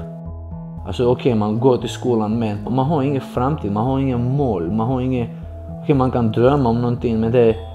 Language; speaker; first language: Swedish; early bilingual, other home language; Georgian